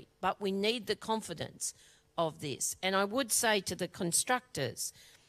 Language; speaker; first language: English; native; English